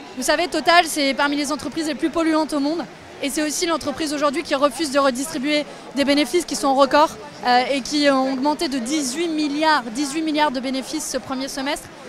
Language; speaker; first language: French; native; French